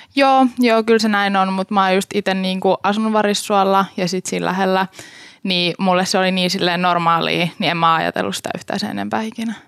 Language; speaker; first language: Finnish; native; Finnish